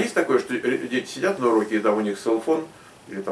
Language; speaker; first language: Russian; native; Russian